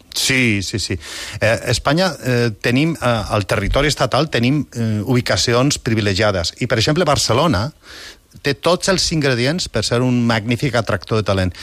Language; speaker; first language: Catalan; non-native, local second language; Spanish